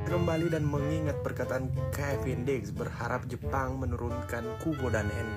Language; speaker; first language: Indonesian; native; Indonesian